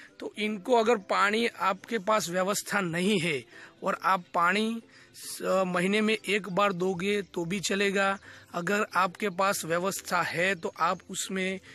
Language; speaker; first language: Hindi; non-native, local second language; Gujarati